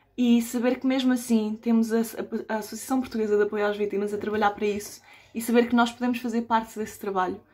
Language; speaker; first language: Portuguese; early bilingual, other home language; Spanish